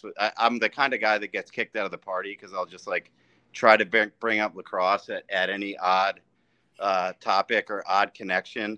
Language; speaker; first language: English; native; English